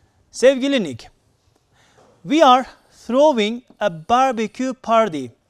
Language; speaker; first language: English; non-native, fluent; Turkish